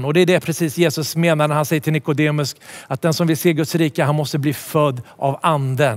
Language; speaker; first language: Swedish; native; Swedish